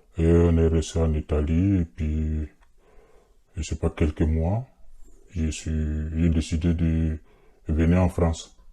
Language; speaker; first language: French; non-native, local second language; Bambara